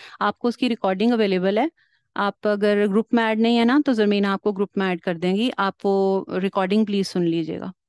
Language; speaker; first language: Urdu; native; Urdu